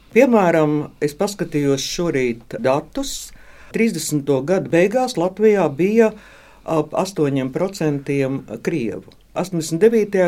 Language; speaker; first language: Latvian; native; Latvian